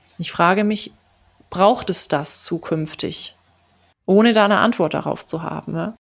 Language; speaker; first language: German; native; German